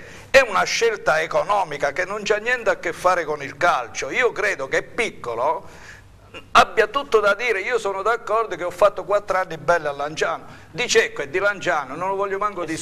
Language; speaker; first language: Italian; native; Italian